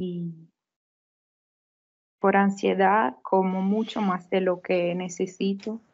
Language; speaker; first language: Spanish; non-native, fluent; Italian